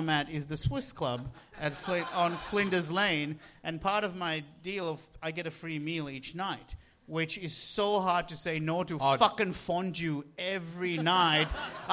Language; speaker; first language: English; non-native, local second language; Sinhala